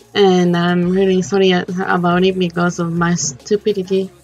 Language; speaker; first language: English; non-native, fluent; Spanish